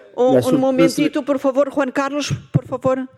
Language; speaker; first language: Spanish; non-native, fluent; Portuguese